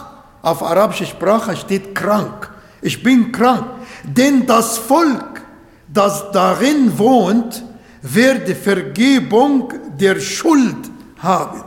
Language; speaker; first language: German; non-native, learner; Arabic